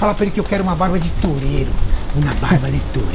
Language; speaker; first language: Portuguese; native; Portuguese